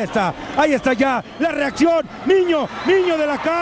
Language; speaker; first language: Spanish; native; Spanish